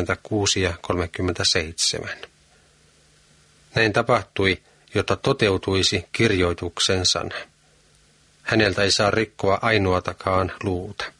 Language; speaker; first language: Finnish; native; Finnish